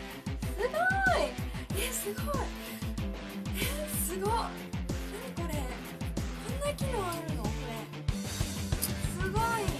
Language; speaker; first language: Japanese; native; Japanese